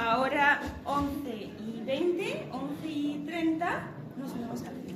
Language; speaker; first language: Spanish; non-native, fluent; Arabic